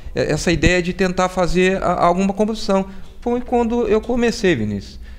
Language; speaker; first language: Portuguese; native; Portuguese